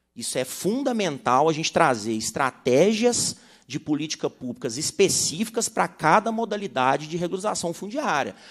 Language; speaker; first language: Portuguese; native; Portuguese